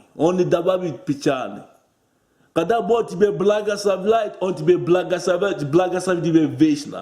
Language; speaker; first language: Russian; non-native, learner; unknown